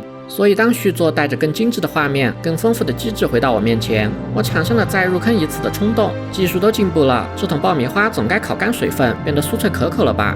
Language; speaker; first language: Chinese; native; Chinese